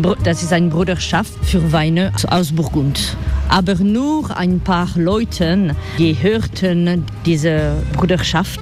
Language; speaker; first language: German; non-native, fluent; French